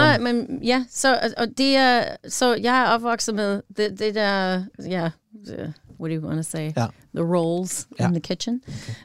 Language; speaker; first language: Danish; non-native, fluent; English